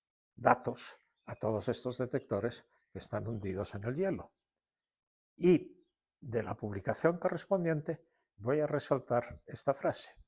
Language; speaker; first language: Spanish; native; Spanish